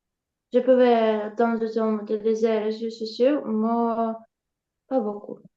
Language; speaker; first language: French; non-native, learner; Ukrainian